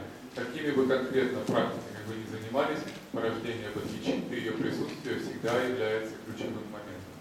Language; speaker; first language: Russian; native; Russian